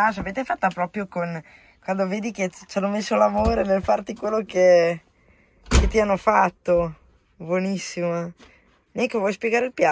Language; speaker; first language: Italian; native; Italian